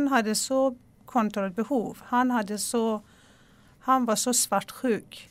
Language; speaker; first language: Swedish; non-native, local second language; Persian